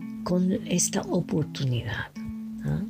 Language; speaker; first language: Spanish; non-native, learner; French